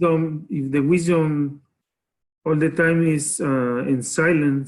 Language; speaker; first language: English; non-native, learner; Spanish